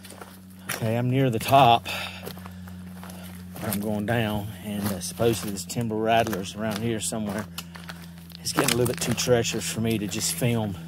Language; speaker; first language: English; native; English